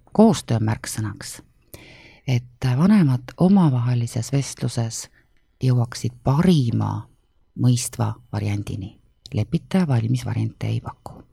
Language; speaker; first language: Estonian; native; Estonian